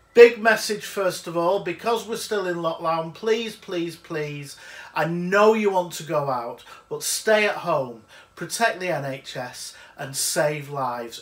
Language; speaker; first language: English; native; English